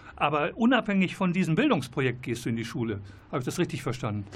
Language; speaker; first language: German; native; German